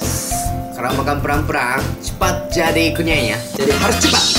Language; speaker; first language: Indonesian; non-native, learner; Japanese